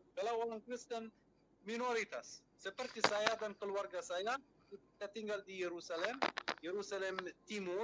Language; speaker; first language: Indonesian; non-native, fluent; Arabic